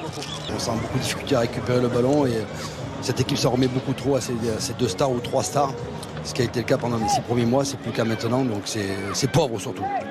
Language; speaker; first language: French; native; French